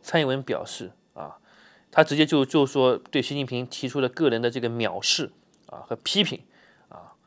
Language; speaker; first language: Chinese; native; Chinese